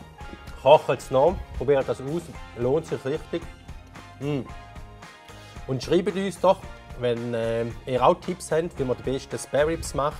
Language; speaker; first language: German; native; German